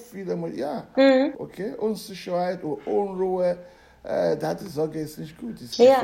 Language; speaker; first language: German; non-native, learner; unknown